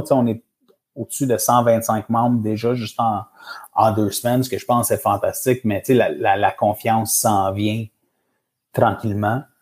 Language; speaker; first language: French; native; French